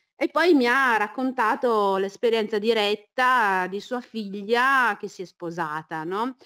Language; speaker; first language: Italian; early bilingual, other home language; Chinese